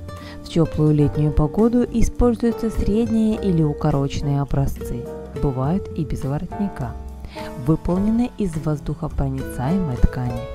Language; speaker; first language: Russian; native; Russian